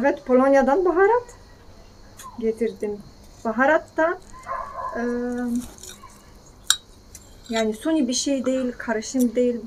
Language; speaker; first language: Turkish; non-native, fluent; Polish